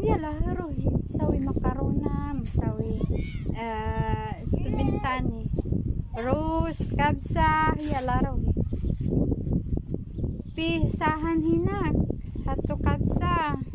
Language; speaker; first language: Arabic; non-native, learner; Filipino